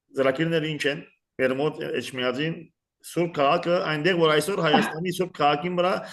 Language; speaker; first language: Armenian; early bilingual, heritage; Armenian